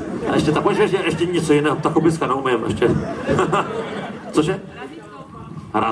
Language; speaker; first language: Czech; native; Czech